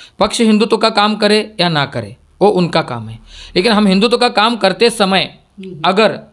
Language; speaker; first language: Hindi; non-native, local second language; Marathi